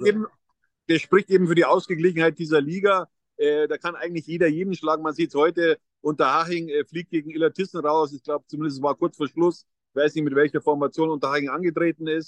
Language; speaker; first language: German; native; German